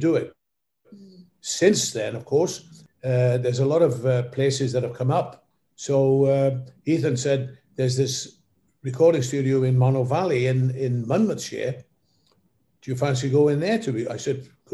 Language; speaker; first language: English; native; English